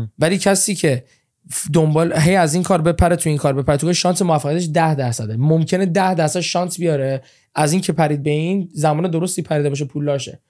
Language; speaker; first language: Persian; early bilingual, heritage; Persian